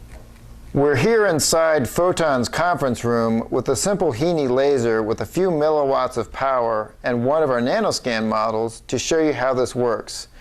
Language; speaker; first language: English; native; English